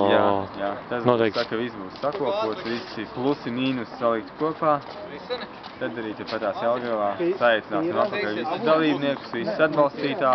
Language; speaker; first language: Latvian; non-native, local second language; Russian